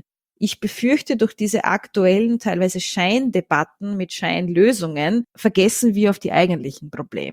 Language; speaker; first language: German; native; German